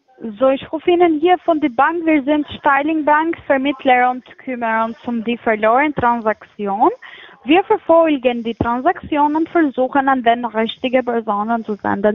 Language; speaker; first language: German; non-native, fluent; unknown